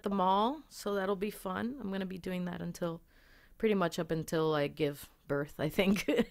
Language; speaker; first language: English; early bilingual, other home language; Spanish